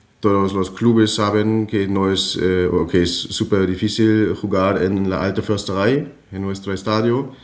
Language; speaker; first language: Spanish; non-native, fluent; German